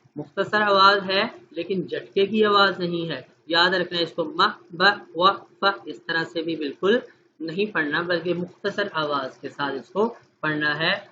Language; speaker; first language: Urdu; native; Urdu